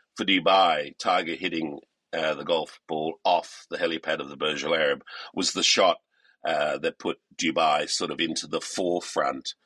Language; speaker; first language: English; native; English